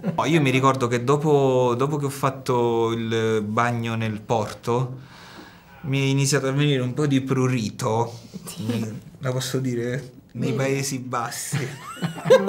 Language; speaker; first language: Italian; native; Italian